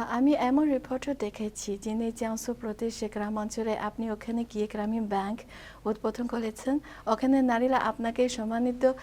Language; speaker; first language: Bangla; non-native, fluent; Chinese